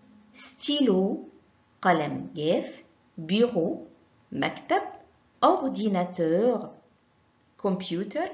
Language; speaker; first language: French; non-native, fluent; Arabic